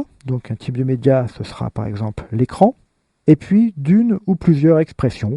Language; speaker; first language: French; native; French